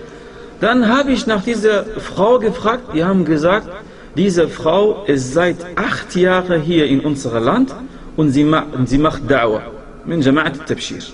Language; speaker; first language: German; non-native, fluent; Arabic